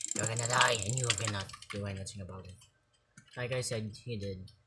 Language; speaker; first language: English; non-native, local second language; Filipino